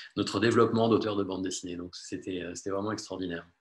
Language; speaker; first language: French; native; French